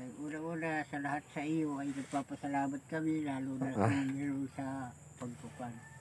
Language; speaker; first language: Filipino; native; Filipino